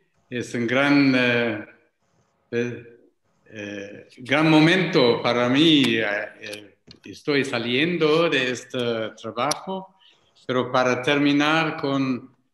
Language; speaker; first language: Spanish; non-native, learner; English